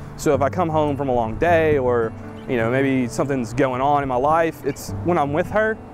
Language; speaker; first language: English; native; English